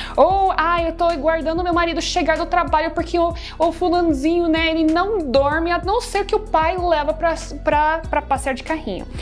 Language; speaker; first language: Portuguese; non-native, fluent; English